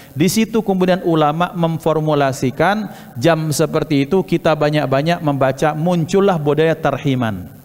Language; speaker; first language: Malay; non-native, local second language; Javanese